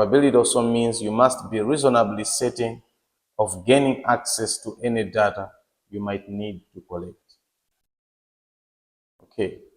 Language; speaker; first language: English; non-native, local second language; Nyanja